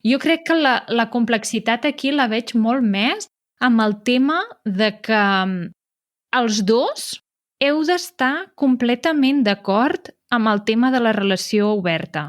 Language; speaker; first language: Catalan; native; Catalan